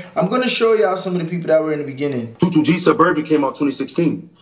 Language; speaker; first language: English; native; English